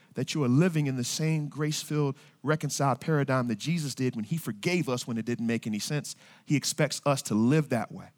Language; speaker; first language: English; native; English